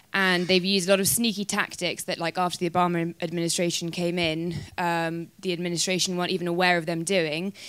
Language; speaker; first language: English; native; English